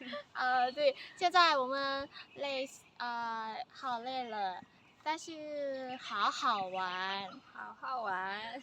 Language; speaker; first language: Chinese; non-native, learner; Kyrgyz